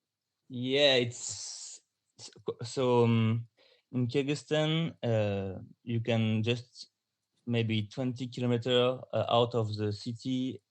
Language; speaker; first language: English; non-native, learner; French